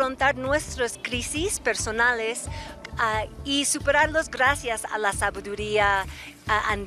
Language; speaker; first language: Spanish; native; Spanish